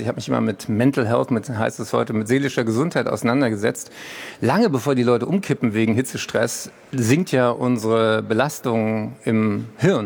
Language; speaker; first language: German; native; German